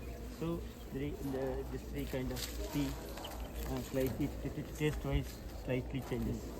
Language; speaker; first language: English; non-native, learner; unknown